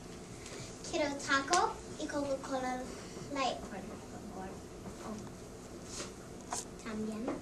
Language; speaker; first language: Spanish; non-native, learner; English